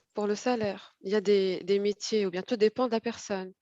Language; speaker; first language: French; non-native, fluent; Arabic